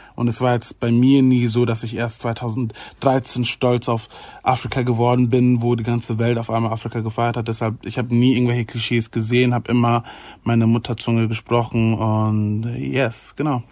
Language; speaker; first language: German; native; German